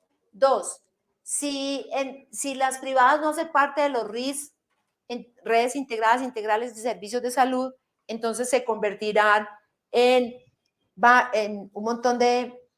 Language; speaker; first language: Spanish; native; Spanish